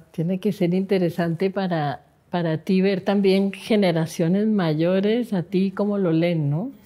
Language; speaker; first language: Spanish; native; Spanish